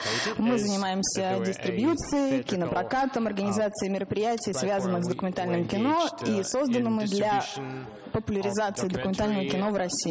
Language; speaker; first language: Russian; native; Russian